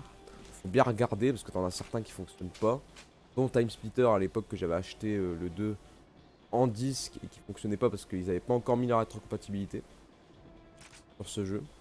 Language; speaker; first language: French; native; French